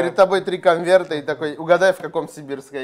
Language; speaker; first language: Russian; native; Russian